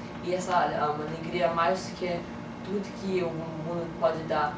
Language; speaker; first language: Portuguese; early bilingual, heritage; English